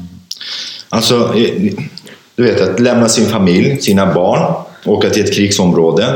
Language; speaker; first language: Swedish; non-native, fluent; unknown